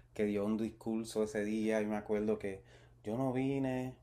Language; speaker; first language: Spanish; early bilingual, heritage; Spanish